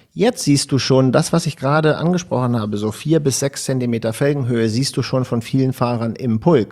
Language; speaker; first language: German; native; German